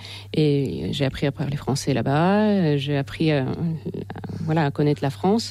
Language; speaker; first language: French; non-native, fluent; Russian